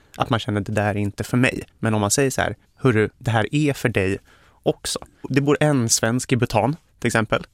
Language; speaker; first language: Swedish; native; Swedish